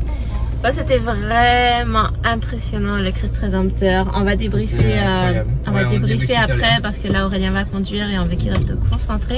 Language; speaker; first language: French; native; French